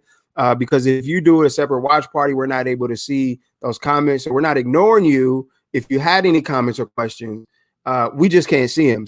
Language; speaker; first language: English; native; English